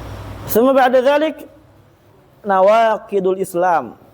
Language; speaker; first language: Arabic; non-native, fluent; Indonesian